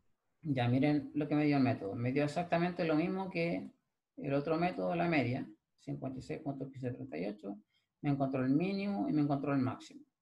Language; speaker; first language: Spanish; native; Spanish